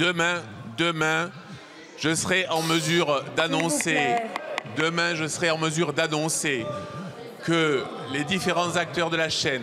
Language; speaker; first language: French; native; French